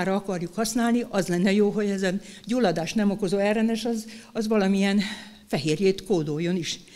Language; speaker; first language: Hungarian; native; Hungarian